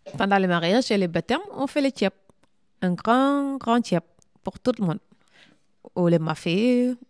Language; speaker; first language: French; non-native, local second language; Fula